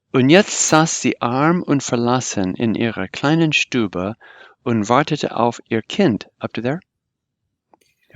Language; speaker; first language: German; non-native, fluent; English